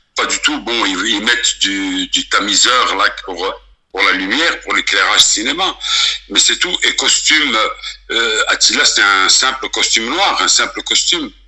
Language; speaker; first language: French; early bilingual, other home language; Arabic